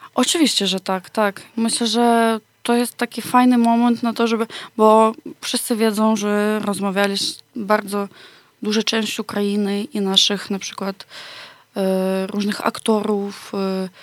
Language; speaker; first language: Polish; non-native, fluent; Ukrainian